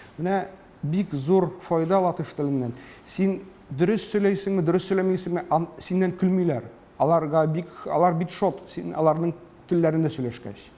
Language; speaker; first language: Tatar; early bilingual, heritage; Tatar